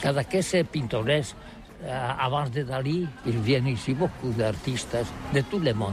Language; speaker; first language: French; non-native, learner; Catalan